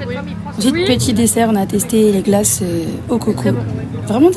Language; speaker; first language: French; native; French